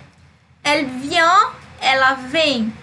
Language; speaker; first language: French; non-native, fluent; Portuguese